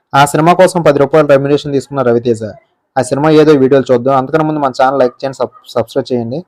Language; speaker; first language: Telugu; native; Telugu